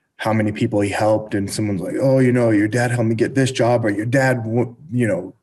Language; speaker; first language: English; native; English